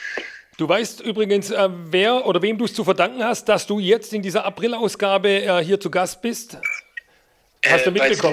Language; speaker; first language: German; native; German